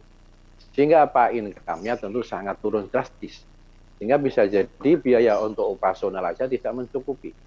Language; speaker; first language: Indonesian; native; Indonesian